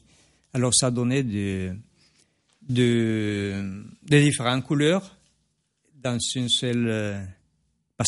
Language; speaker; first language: French; non-native, fluent; Spanish